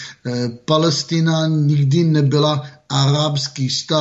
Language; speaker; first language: Czech; non-native, fluent; Hebrew